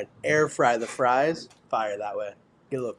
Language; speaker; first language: English; native; English